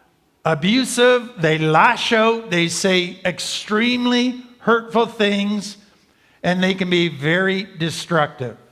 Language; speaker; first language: English; native; English